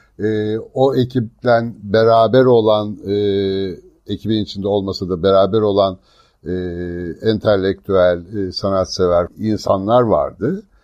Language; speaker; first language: Turkish; native; Turkish